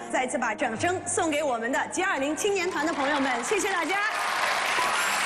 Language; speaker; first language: Chinese; native; Chinese